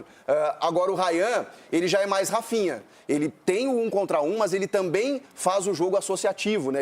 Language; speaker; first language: Portuguese; native; Portuguese